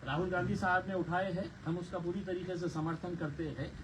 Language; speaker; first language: Hindi; non-native, local second language; Marathi